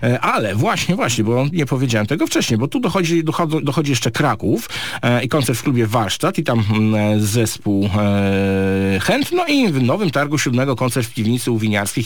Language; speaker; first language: Polish; native; Polish